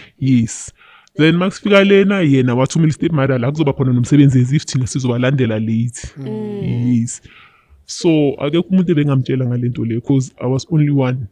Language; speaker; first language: Zulu; native; Zulu